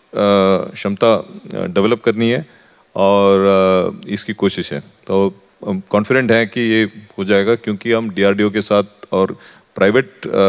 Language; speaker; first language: Hindi; native; Hindi